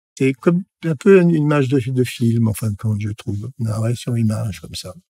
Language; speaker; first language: French; native; French